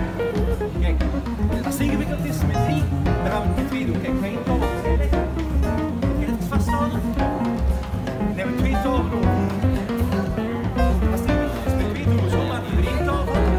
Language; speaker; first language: Dutch; native; Dutch